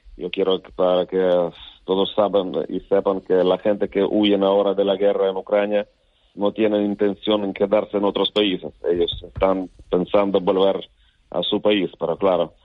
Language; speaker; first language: Spanish; non-native, fluent; Ukrainian